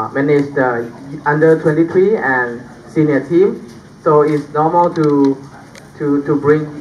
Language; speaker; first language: English; non-native, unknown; Thai